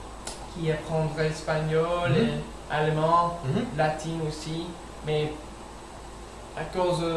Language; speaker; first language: French; non-native, learner; English